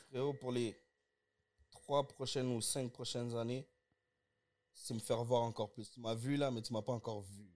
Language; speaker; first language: French; early bilingual, other home language; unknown